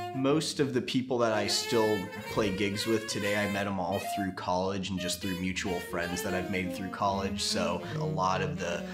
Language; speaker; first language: English; native; English